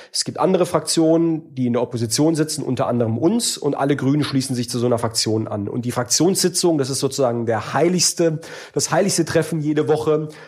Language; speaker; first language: German; native; German